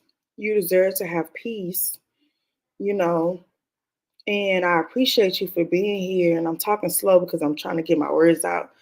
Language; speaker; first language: English; native; English